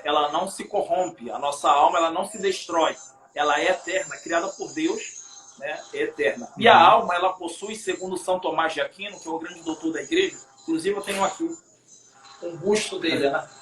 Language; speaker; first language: Portuguese; native; Portuguese